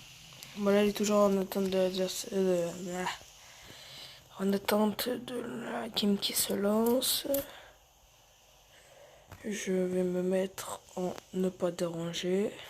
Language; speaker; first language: French; native; French